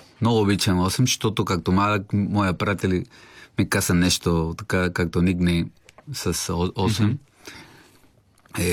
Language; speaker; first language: Bulgarian; non-native, fluent; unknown